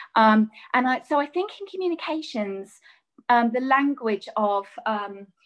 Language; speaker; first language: English; native; English